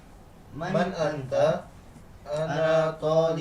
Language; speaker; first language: Arabic; non-native, learner; Indonesian